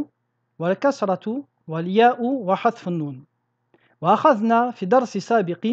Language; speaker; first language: Arabic; non-native, fluent; French